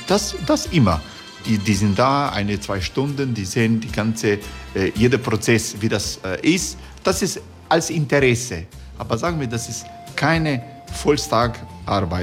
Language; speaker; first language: German; non-native, learner; Croatian